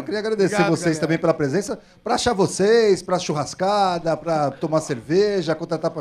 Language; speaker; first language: Portuguese; native; Portuguese